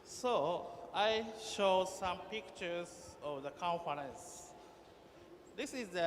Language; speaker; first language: English; non-native, learner; Japanese